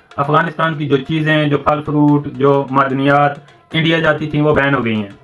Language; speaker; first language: Urdu; non-native, local second language; Northern Hindko